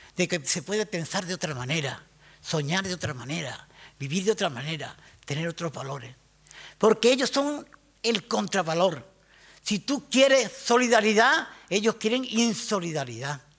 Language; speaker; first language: Spanish; native; Spanish